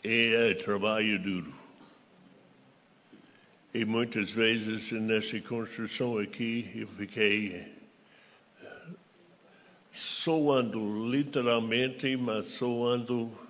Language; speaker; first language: Portuguese; non-native, fluent; English